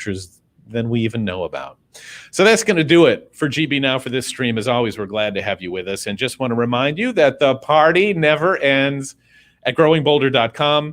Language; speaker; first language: English; native; English